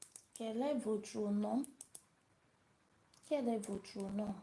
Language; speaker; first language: French; non-native, learner; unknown